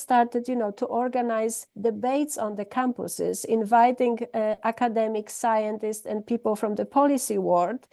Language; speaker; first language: English; non-native, fluent; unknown